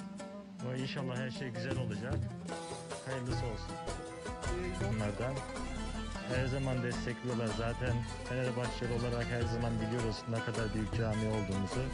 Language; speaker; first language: Turkish; early bilingual, heritage; Turkish